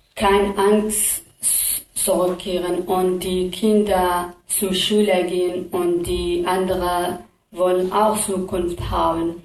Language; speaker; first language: German; non-native, learner; Kurdish